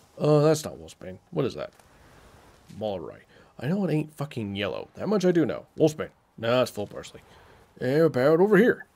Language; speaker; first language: English; native; English